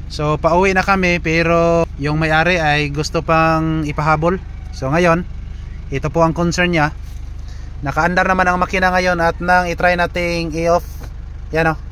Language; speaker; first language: Filipino; non-native, local second language; Cebuano